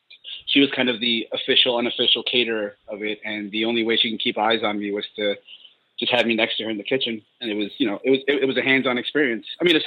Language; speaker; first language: English; native; English